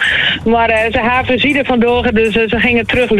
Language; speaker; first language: Dutch; native; Dutch